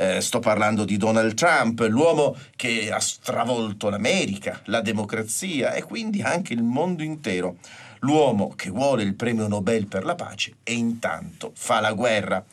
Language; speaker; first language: Italian; native; Italian